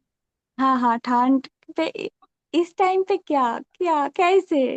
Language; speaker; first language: Hindi; non-native, local second language; Bangla